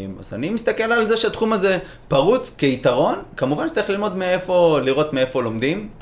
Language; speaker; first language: Hebrew; native; Hebrew